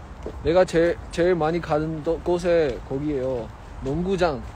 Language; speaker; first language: Korean; non-native, fluent; Chinese